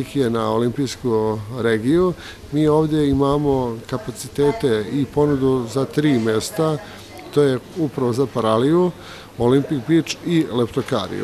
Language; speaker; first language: Croatian; native; Croatian